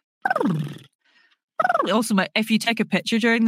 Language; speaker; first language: English; native; English